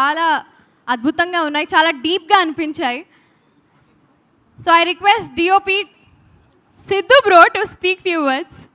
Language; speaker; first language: Telugu; native; Telugu